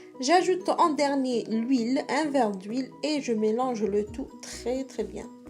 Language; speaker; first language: French; non-native, local second language; Arabic